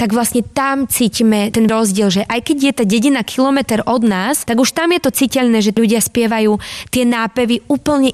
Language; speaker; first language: Slovak; native; Slovak